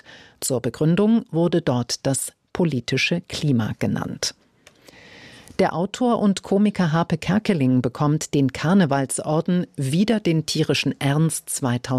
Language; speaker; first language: German; native; German